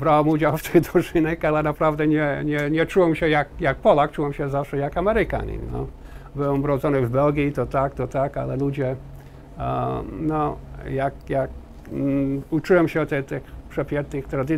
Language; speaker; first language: Polish; early bilingual, heritage; Polish